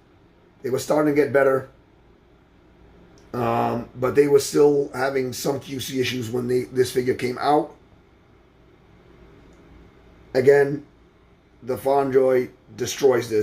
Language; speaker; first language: English; native; English